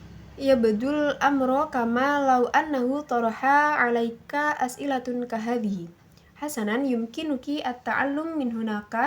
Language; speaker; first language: Arabic; non-native, learner; Indonesian